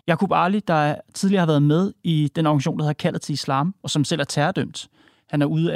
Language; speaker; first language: Danish; native; Danish